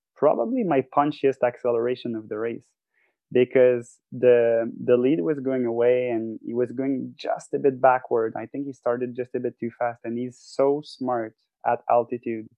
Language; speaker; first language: English; non-native, fluent; French